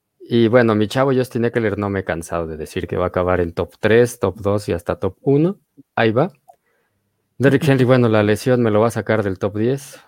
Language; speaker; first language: Spanish; native; Spanish